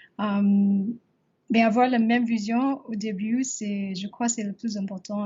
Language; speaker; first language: French; non-native, learner; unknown